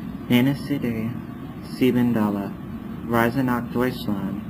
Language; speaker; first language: German; non-native, learner; English